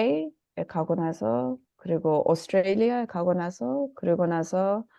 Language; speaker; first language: Korean; early bilingual, heritage; Korean